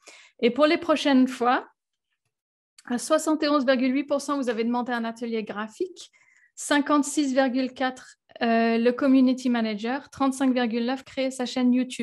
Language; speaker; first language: French; native; French